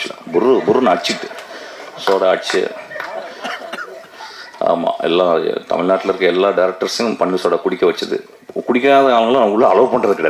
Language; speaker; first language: Tamil; native; Tamil